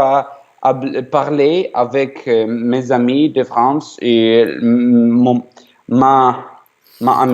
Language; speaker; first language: French; non-native, learner; Ukrainian